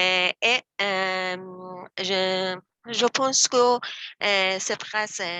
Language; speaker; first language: French; non-native, learner; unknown